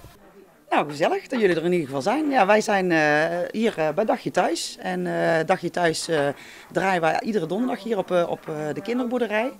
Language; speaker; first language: Dutch; native; Dutch